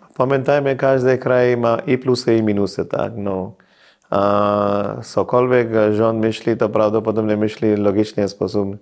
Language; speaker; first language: Polish; non-native, fluent; Hindi